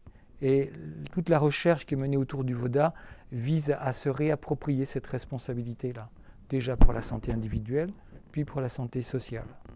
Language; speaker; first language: French; native; French